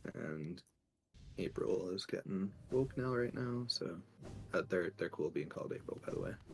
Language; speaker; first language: English; native; English